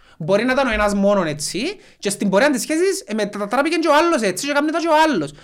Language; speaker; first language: Greek; native; Greek